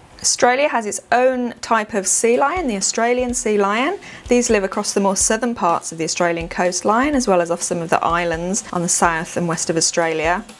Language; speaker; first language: English; native; English